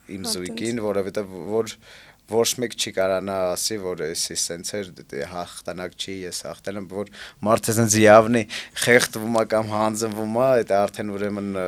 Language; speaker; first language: Armenian; early bilingual, heritage; Armenian